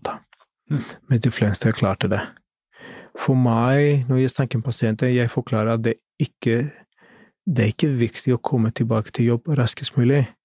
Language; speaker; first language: Norwegian; non-native, fluent; Greek